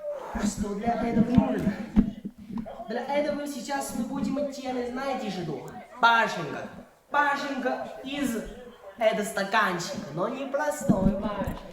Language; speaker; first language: Russian; non-native, learner; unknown